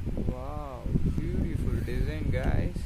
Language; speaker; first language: English; non-native, learner; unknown